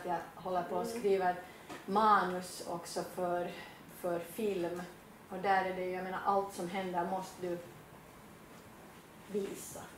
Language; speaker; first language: Swedish; native; Swedish